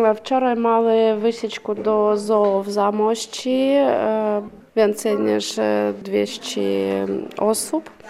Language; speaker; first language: Polish; non-native, learner; Ukrainian